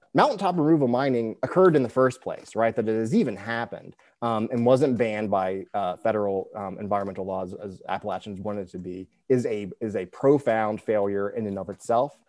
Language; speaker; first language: English; native; English